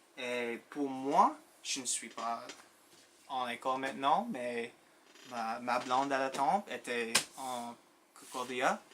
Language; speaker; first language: French; non-native, local second language; English